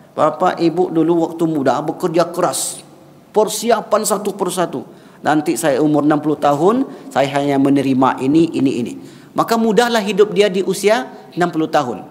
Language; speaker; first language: Malay; non-native, local second language; Minangkabau